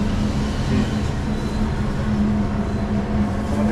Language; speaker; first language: Spanish; non-native, learner; French